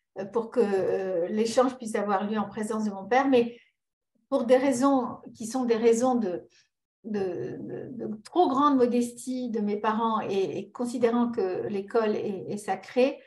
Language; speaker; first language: French; early bilingual, other home language; Spanish